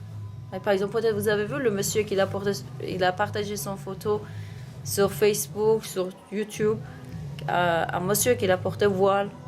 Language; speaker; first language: French; non-native, fluent; Persian